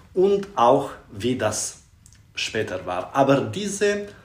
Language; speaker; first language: German; non-native, fluent; Italian